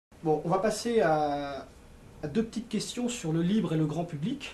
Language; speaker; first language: French; native; French